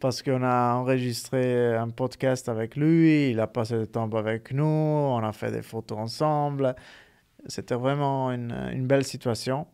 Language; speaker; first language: French; non-native, fluent; Italian